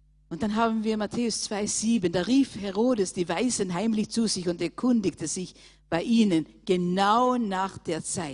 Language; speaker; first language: German; non-native, fluent; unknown